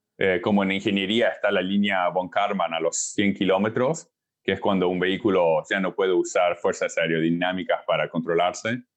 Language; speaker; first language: Spanish; early bilingual, heritage; Spanish